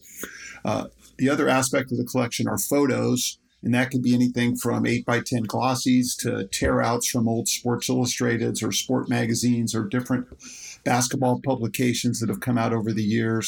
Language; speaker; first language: English; native; English